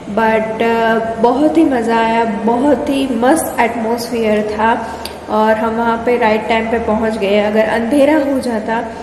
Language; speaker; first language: Hindi; non-native, local second language; Gujarati